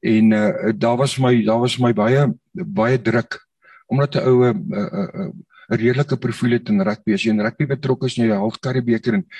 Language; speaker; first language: Afrikaans; native; Afrikaans